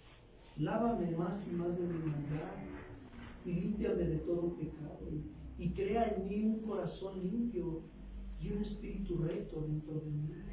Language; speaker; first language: Spanish; native; Spanish